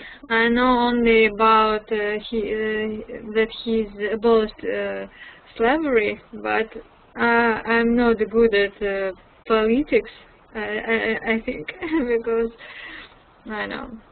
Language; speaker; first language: English; non-native, learner; Russian